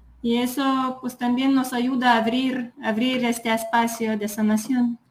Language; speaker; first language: Spanish; non-native, fluent; Lithuanian